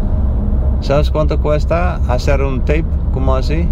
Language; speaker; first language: Spanish; non-native, learner; English